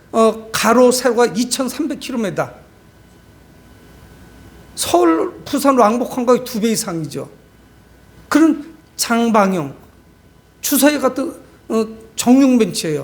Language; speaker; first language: Korean; native; Korean